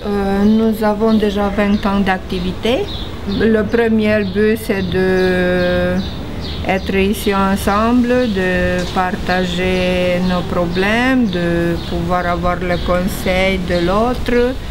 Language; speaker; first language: French; non-native, fluent; Romanian